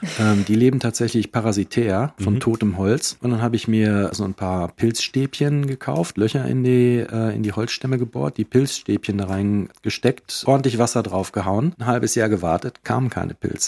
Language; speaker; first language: German; native; German